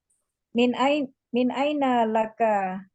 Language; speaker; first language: Arabic; non-native, learner; Indonesian